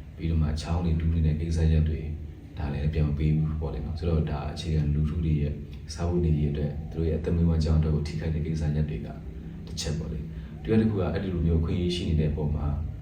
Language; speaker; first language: Burmese; non-native, local second language; Pa'o Karen